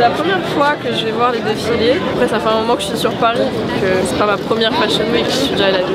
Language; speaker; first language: French; native; French